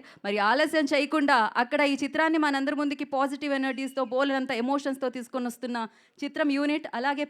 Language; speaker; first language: Telugu; native; Telugu